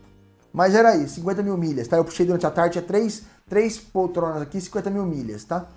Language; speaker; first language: Portuguese; native; Portuguese